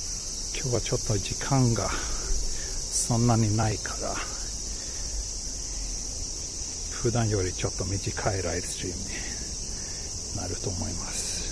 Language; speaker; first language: Japanese; non-native, learner; English